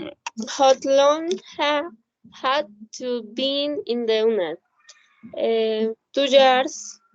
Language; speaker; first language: English; non-native, learner; Spanish